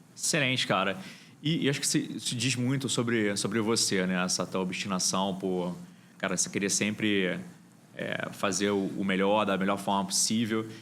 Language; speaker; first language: Portuguese; native; Portuguese